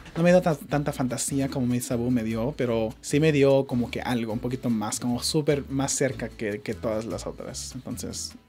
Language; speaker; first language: Spanish; early bilingual, heritage; Spanish